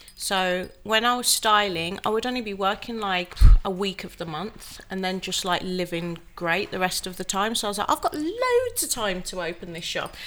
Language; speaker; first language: English; native; English